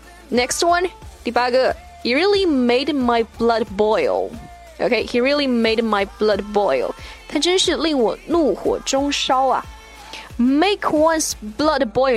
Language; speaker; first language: English; non-native, fluent; Chinese